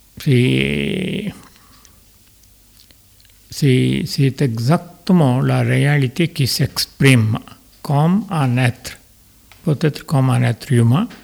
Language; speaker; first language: French; non-native, fluent; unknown